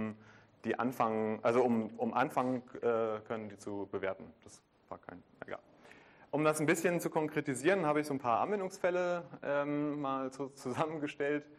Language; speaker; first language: German; native; German